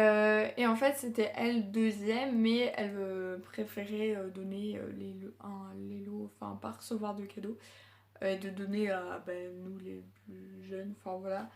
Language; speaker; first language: French; native; French